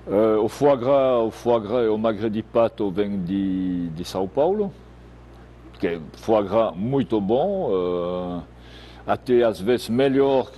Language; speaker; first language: Portuguese; non-native, fluent; French